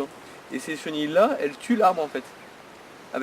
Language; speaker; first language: French; native; French